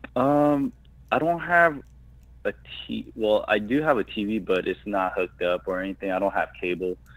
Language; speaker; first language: English; native; English